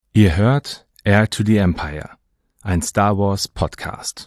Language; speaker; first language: German; native; German